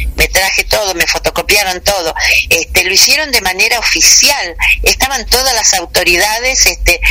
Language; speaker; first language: Spanish; native; Spanish